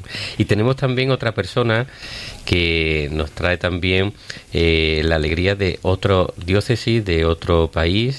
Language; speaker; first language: Spanish; native; Spanish